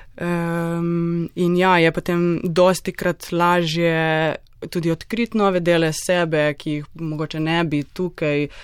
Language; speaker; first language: Slovenian; native; Slovenian